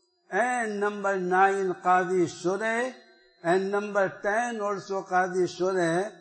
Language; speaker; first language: English; non-native, learner; Urdu